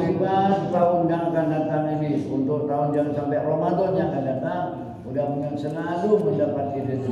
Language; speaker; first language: Indonesian; non-native, local second language; Madurese